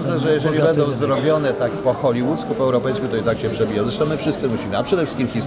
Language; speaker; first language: Polish; native; Polish